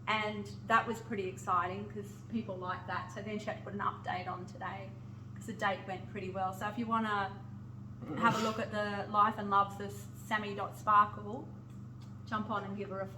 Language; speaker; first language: English; native; English